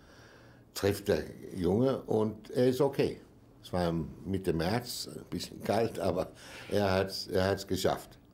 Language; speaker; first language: German; non-native, fluent; Danish